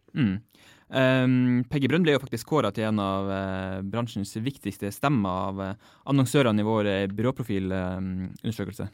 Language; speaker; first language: Norwegian; native; Norwegian